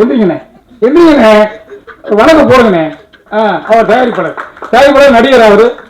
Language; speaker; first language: Tamil; native; Tamil